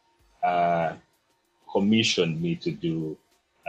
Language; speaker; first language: English; non-native, local second language; Ganda